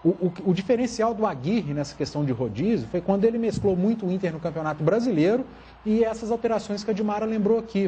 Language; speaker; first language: Portuguese; native; Portuguese